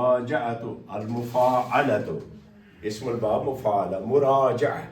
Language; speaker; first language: Arabic; non-native, fluent; Kashmiri